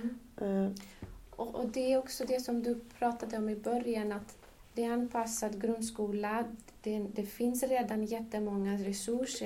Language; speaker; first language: Swedish; non-native, fluent; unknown